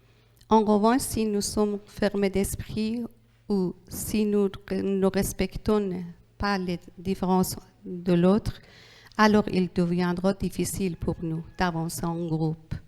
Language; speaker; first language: French; non-native, learner; Persian